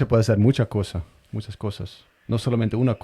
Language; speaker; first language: Spanish; non-native, fluent; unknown